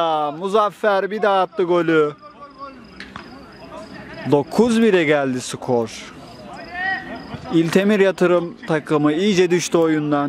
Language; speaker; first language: Turkish; native; Turkish